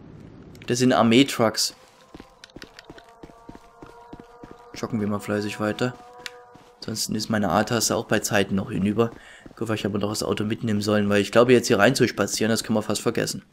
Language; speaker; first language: German; native; German